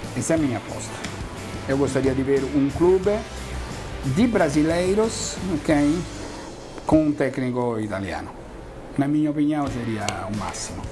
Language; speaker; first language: Portuguese; non-native, fluent; Italian